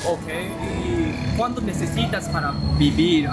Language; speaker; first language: Spanish; non-native, learner; Japanese